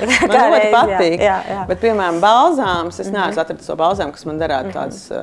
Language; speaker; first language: Latvian; native; Latvian